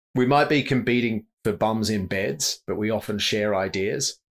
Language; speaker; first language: English; native; English